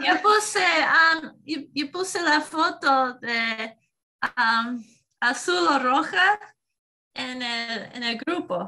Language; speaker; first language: Spanish; non-native, learner; English